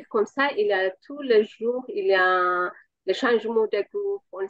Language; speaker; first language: French; non-native, learner; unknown